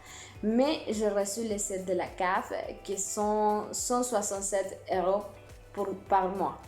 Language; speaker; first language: French; non-native, fluent; Spanish